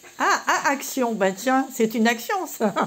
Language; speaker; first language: French; native; French